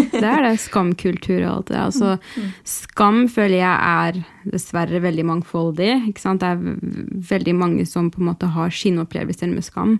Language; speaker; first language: Norwegian; early bilingual, other home language; Arabic